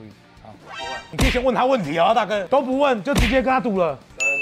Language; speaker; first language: Chinese; native; Chinese